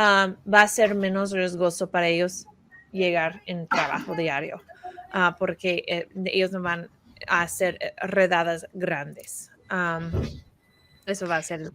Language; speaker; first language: Spanish; non-native, fluent; English